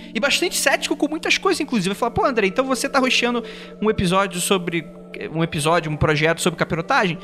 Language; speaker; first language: Portuguese; native; Portuguese